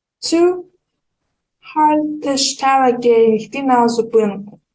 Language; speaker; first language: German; non-native, fluent; Ukrainian